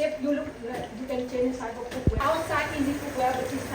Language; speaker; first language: English; non-native, learner; Vietnamese